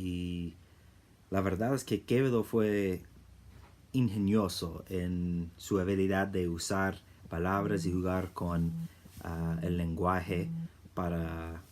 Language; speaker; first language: Spanish; non-native, fluent; English